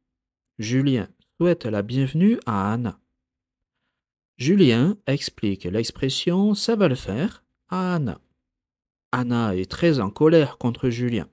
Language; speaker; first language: French; native; French